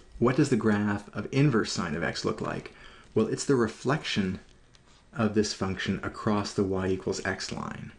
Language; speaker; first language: English; native; English